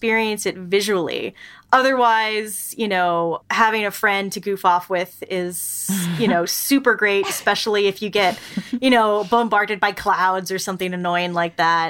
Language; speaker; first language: English; native; English